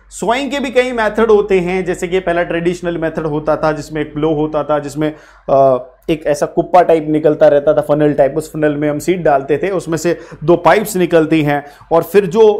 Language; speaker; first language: Hindi; native; Hindi